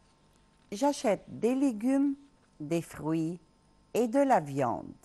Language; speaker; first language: French; non-native, local second language; Arabic